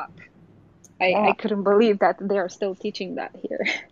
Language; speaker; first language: English; non-native, fluent; Romanian